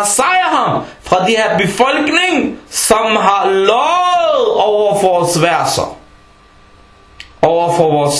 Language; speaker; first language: Danish; early bilingual, other home language; Arabic